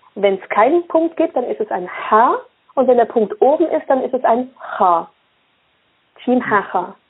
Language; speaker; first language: German; early bilingual, other home language; Swiss German